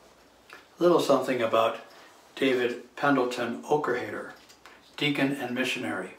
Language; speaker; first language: English; native; English